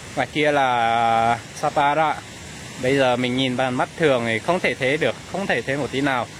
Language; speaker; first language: Vietnamese; non-native, local second language; Iu Mien